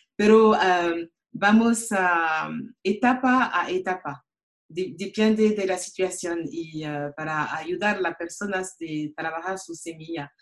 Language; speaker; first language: Spanish; non-native, learner; French